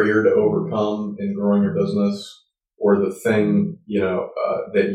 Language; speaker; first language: English; native; English